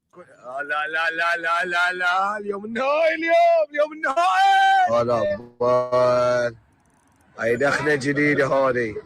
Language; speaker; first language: Arabic; native; Arabic